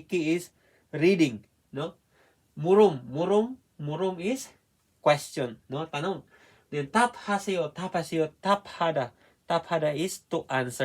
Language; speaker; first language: English; non-native, learner; Filipino